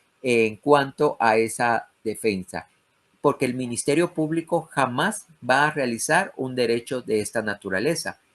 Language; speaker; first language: Spanish; native; Spanish